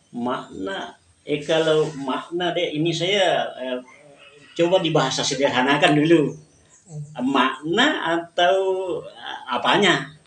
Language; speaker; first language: Indonesian; non-native, local second language; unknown